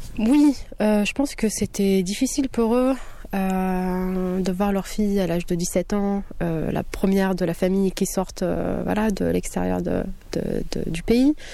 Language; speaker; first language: French; non-native, local second language; Kabyle